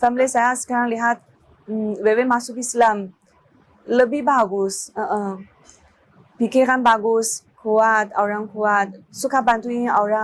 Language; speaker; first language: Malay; non-native, learner; Chinese